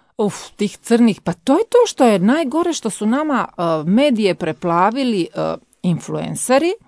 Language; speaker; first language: Croatian; native; Croatian